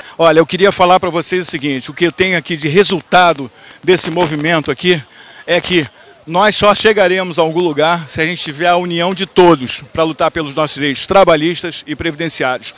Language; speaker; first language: Portuguese; native; Portuguese